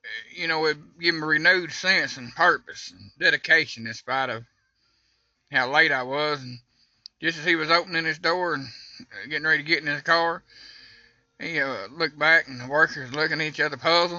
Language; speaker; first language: English; native; English